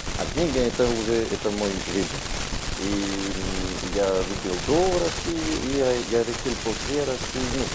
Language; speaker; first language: Russian; non-native, fluent; French